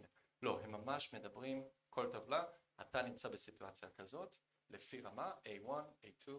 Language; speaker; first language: Hebrew; non-native, fluent; Korean